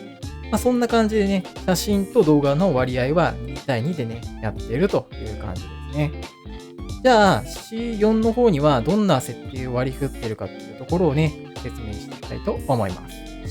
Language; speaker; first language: Japanese; native; Japanese